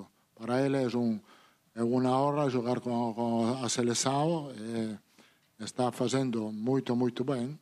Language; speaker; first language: Portuguese; non-native, fluent; Italian